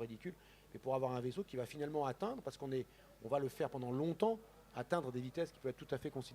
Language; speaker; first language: French; native; French